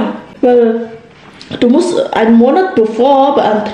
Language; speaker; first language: German; non-native, learner; Indonesian